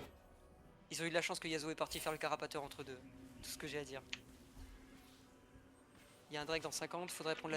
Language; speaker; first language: French; native; French